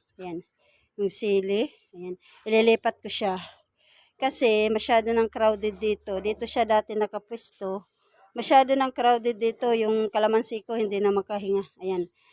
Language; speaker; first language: Filipino; non-native, local second language; Waray